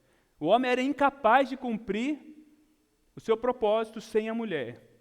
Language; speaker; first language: Portuguese; native; Portuguese